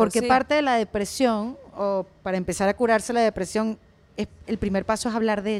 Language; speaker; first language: Spanish; native; Spanish